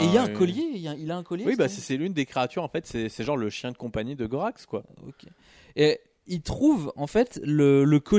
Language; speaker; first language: French; native; French